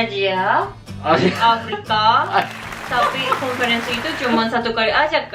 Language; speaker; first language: Indonesian; non-native, fluent; Japanese